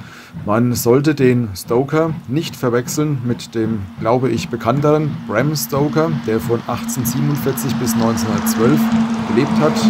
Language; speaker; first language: German; native; German